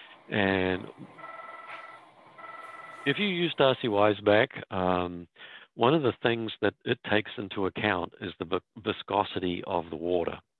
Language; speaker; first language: English; native; English